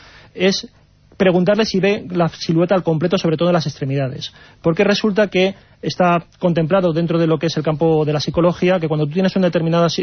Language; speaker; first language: Spanish; native; Spanish